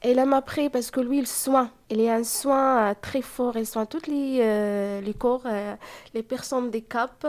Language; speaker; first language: French; non-native, learner; Arabic